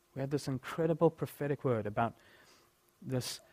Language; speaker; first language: English; native; English